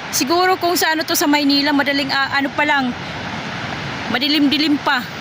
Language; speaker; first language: Filipino; non-native, local second language; Waray